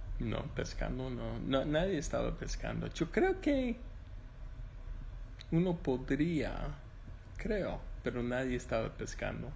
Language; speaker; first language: Spanish; non-native, learner; English